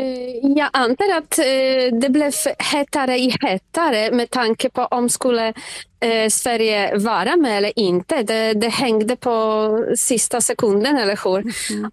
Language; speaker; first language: Swedish; non-native, fluent; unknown